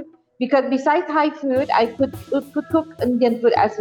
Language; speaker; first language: English; non-native, fluent; Thai